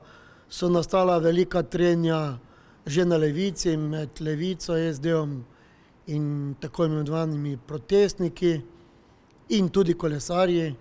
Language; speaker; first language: Slovenian; native; Slovenian